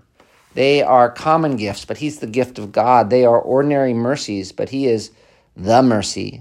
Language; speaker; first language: English; native; English